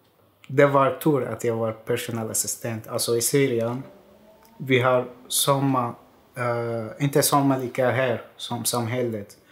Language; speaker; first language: Swedish; non-native, fluent; Arabic